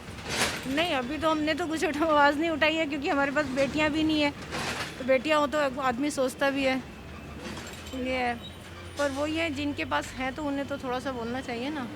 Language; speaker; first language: Hindi; native; Hindi